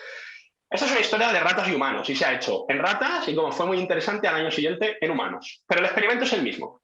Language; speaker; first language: Spanish; native; Spanish